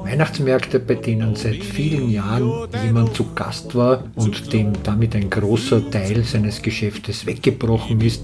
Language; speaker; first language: German; native; German